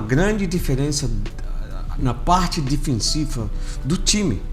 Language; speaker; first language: Portuguese; non-native, fluent; Arabic